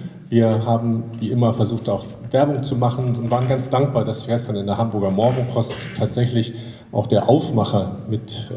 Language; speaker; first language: German; native; German